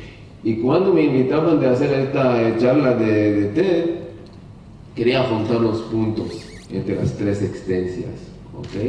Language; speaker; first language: Spanish; non-native, learner; Hebrew